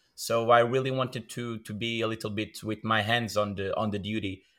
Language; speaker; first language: English; non-native, fluent; Portuguese